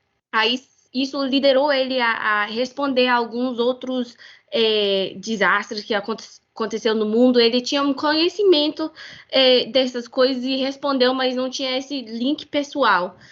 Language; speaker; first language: Portuguese; non-native, fluent; English